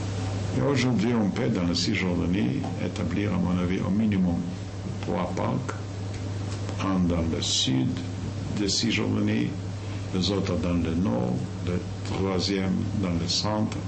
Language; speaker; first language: French; non-native, fluent; Yiddish